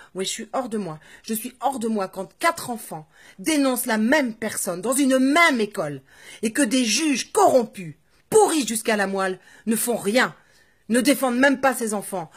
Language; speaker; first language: French; native; French